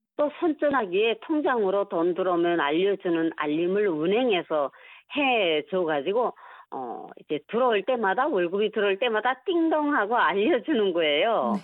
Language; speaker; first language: Korean; native; Korean